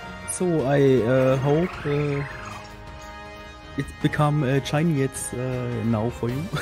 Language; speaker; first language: English; non-native, learner; German